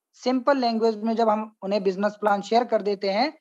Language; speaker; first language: Hindi; native; Hindi